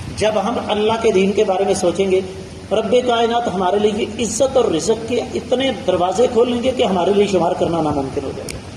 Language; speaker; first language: Urdu; non-native, local second language; Punjabi